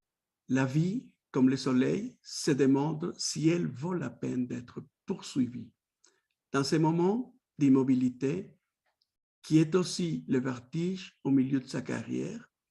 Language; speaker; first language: French; non-native, fluent; Spanish